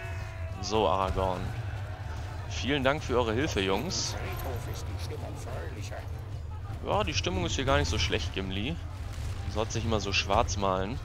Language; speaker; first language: German; native; German